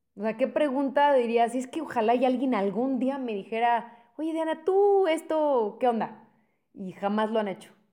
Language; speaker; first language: Spanish; native; Spanish